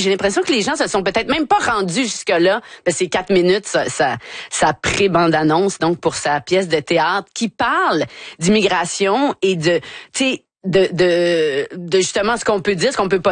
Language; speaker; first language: French; native; French